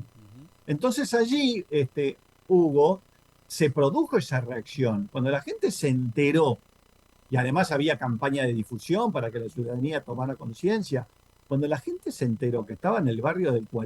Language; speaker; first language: Spanish; native; Spanish